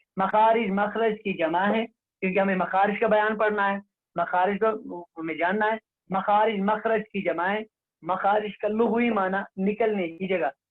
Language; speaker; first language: Urdu; non-native, local second language; Kashmiri